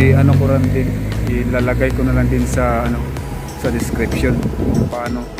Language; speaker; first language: Filipino; non-native, local second language; Cebuano